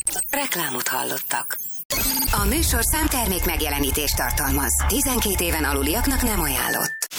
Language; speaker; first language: Hungarian; native; Hungarian